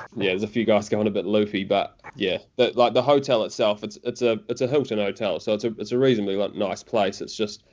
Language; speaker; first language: English; native; English